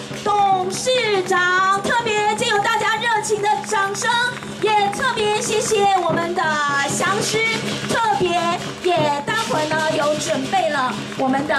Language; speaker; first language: Chinese; native; Chinese